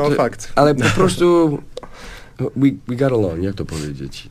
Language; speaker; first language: Polish; non-native, learner; English